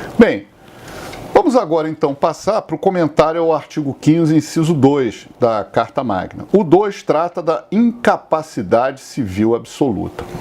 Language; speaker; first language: Portuguese; native; Portuguese